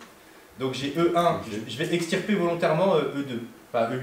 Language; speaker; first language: French; native; French